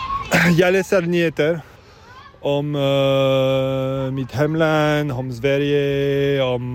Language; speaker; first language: Swedish; non-native, learner; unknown